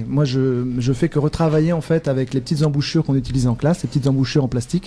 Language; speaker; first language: French; native; French